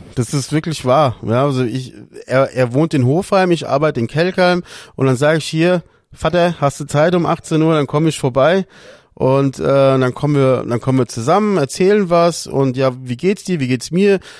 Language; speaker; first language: German; early bilingual, other home language; Portuguese